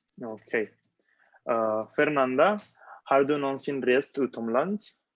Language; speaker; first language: Swedish; non-native, fluent; Spanish